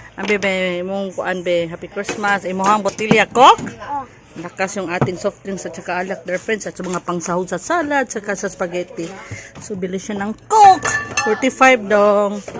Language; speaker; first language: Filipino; non-native, local second language; Cebuano